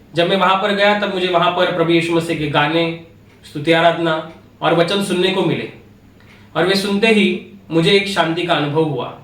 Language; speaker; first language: Hindi; non-native, local second language; Marathi